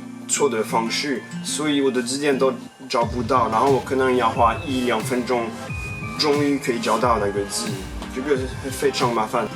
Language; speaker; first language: Chinese; non-native, fluent; French